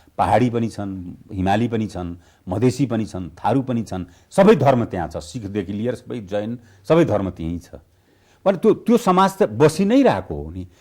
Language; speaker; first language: Nepali; non-native, local second language; Bhojpuri